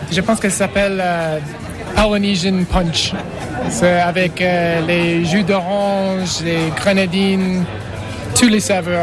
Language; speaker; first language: French; non-native, fluent; English